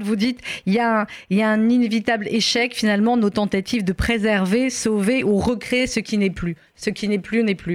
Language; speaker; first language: French; native; French